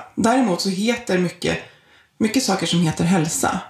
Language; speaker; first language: Swedish; native; Swedish